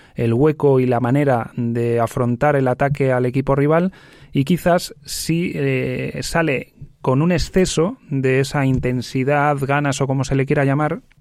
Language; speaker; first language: Spanish; native; Spanish